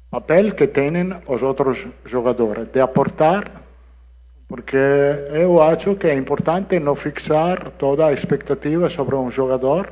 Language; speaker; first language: Portuguese; non-native, learner; Italian